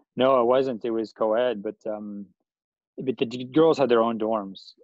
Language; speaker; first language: English; native; English